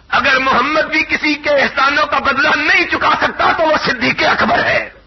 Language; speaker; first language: Urdu; non-native, local second language; Punjabi